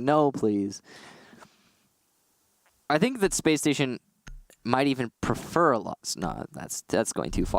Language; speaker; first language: English; native; English